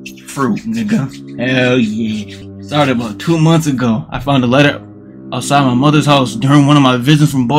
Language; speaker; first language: English; native; English